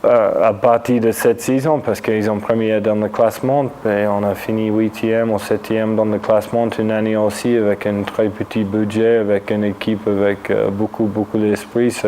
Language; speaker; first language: French; non-native, fluent; English